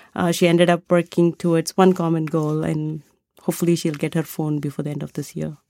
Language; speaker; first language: English; non-native, local second language; Tamil